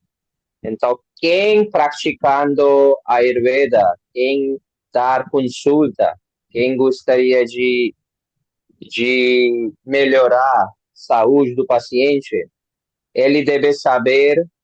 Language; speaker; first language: Portuguese; non-native, learner; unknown